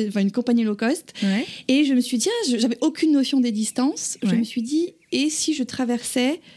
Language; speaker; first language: French; native; French